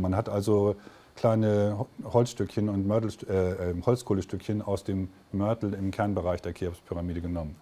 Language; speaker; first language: German; native; German